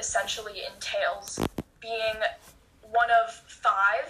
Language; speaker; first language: English; native; English